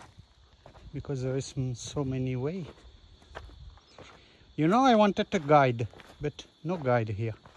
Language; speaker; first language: English; non-native, learner; French